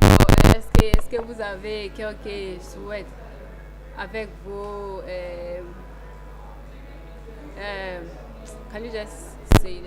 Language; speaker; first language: French; non-native, learner; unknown